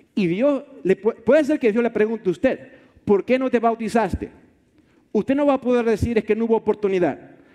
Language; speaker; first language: Spanish; early bilingual, heritage; Spanish